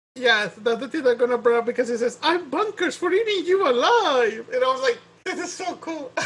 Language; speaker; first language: English; non-native, fluent; Spanish